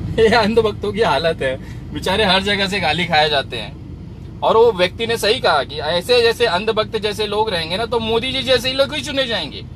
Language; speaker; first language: Hindi; native; Hindi